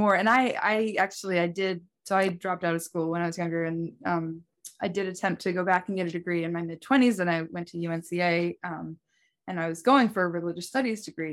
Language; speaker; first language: English; native; English